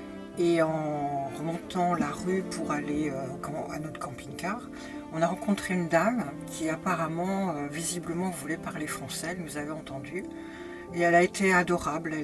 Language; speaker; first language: French; native; French